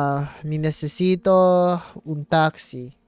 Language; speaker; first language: Spanish; non-native, learner; English